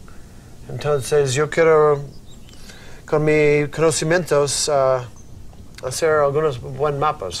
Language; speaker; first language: Spanish; non-native, learner; English